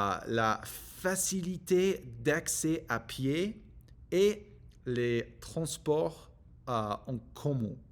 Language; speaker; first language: French; non-native, learner; English